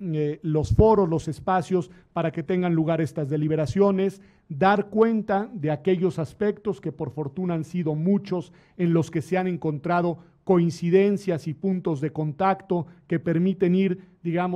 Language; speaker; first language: Spanish; native; Spanish